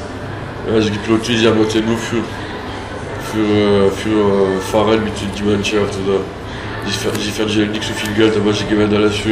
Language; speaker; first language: German; non-native, learner; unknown